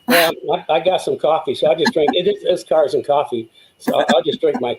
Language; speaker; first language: English; native; English